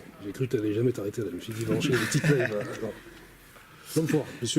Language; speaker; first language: French; native; French